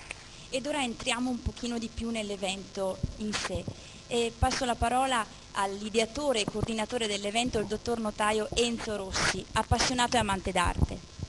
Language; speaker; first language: Italian; native; Italian